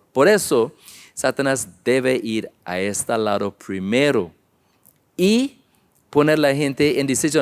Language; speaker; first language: Spanish; non-native, learner; English